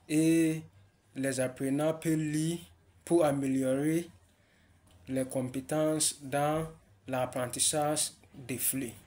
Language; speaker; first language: French; non-native, learner; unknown